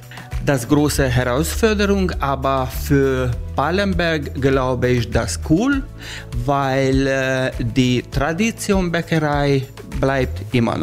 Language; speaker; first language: German; non-native, learner; Hungarian